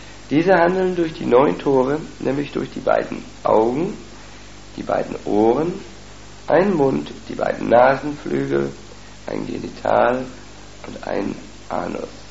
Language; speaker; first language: German; native; German